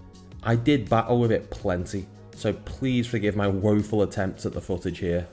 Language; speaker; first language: English; native; English